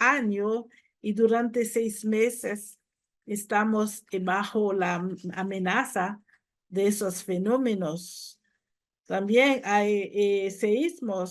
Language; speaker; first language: Spanish; non-native, fluent; Haitian Creole